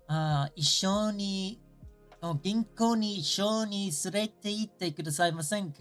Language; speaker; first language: Japanese; non-native, learner; English